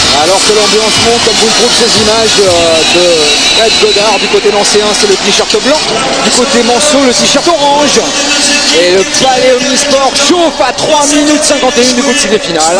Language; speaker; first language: French; native; French